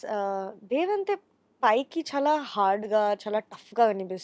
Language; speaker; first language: Telugu; non-native, local second language; Bangla